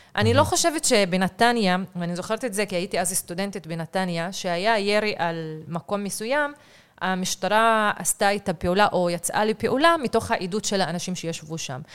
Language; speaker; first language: Hebrew; non-native, local second language; Arabic